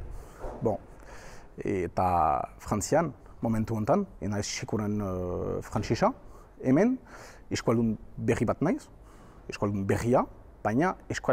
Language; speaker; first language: Basque; non-native, local second language; French